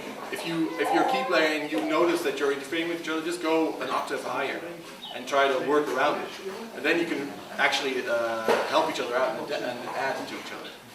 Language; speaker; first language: English; non-native, fluent; Dutch